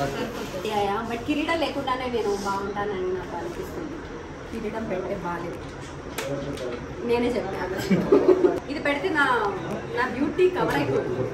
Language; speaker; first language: Telugu; non-native, local second language; Malayalam